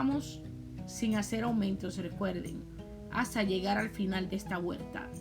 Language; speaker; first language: Spanish; native; Spanish